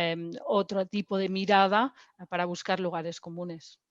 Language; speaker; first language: Spanish; native; Spanish